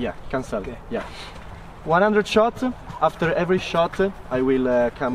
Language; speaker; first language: English; non-native, learner; Italian